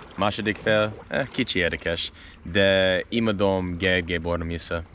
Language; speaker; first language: Hungarian; non-native, learner; English